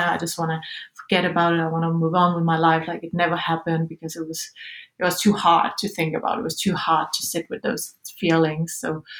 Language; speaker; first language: English; non-native, fluent; Danish